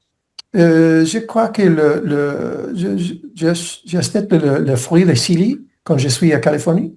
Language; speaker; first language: French; non-native, learner; English